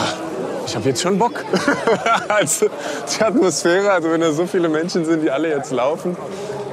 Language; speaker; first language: German; native; German